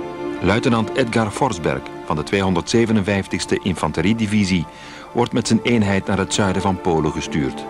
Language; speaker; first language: Dutch; native; Dutch